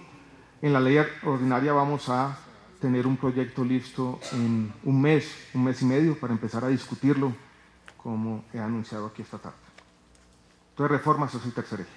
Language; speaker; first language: Spanish; native; Spanish